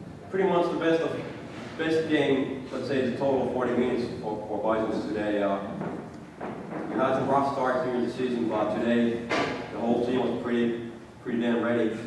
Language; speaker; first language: English; non-native, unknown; Finnish